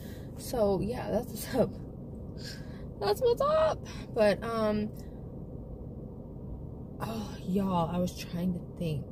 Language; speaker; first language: English; native; English